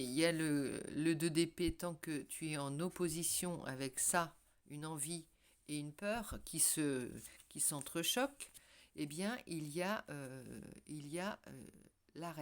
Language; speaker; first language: French; native; French